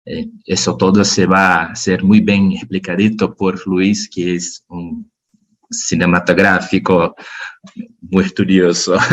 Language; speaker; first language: Spanish; non-native, learner; Portuguese